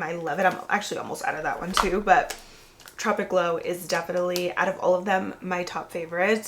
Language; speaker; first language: English; native; English